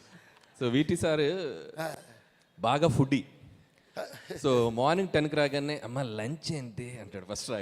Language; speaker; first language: Telugu; native; Telugu